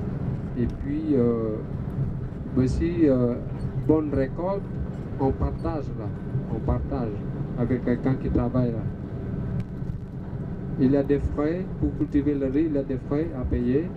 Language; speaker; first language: French; non-native, learner; Balinese